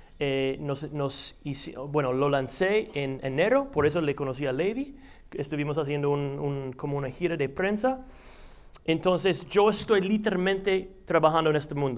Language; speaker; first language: Spanish; non-native, fluent; English